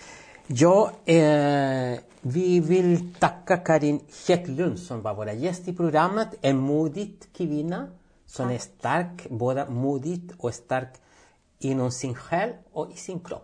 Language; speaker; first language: Swedish; non-native, fluent; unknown